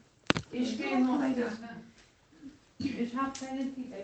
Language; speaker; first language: German; non-native, learner; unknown